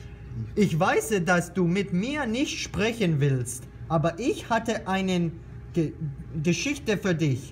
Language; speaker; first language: German; non-native, learner; English